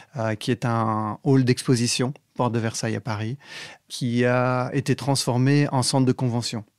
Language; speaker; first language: French; native; French